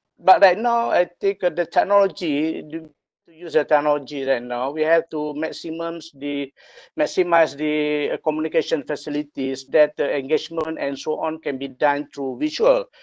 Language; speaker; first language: English; non-native, local second language; Malay